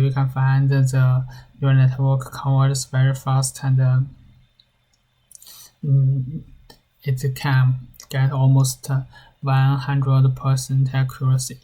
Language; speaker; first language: English; non-native, learner; Chinese